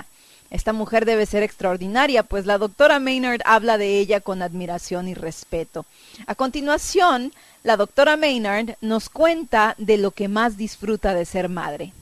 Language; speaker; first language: Spanish; native; Spanish